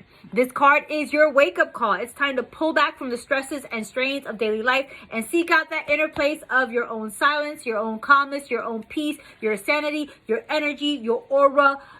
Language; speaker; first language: English; native; English